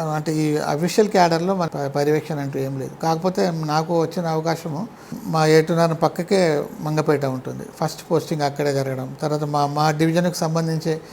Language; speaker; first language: Telugu; native; Telugu